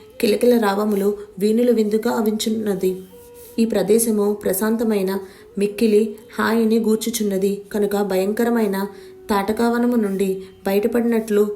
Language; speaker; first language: Telugu; native; Telugu